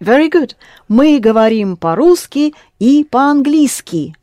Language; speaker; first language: Russian; non-native, fluent; English